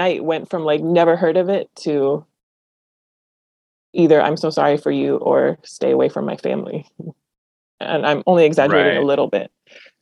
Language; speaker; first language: English; early bilingual, other home language; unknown